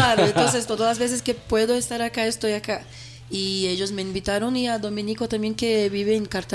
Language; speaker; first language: Spanish; non-native, fluent; Portuguese